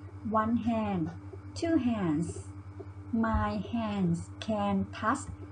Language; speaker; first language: English; non-native, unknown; Thai